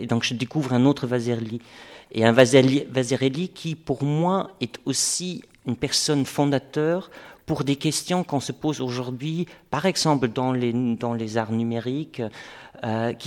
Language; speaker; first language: French; non-native, fluent; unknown